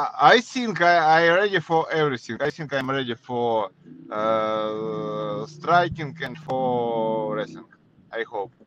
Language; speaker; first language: English; non-native, learner; Russian